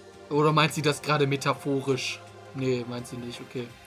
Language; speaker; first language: German; native; German